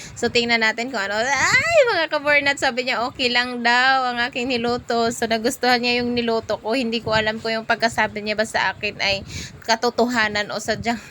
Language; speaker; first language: Filipino; non-native, local second language; Cebuano